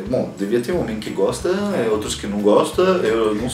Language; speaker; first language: Portuguese; non-native, fluent; French